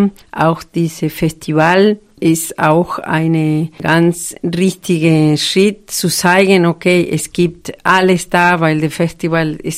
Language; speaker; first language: German; non-native, learner; Spanish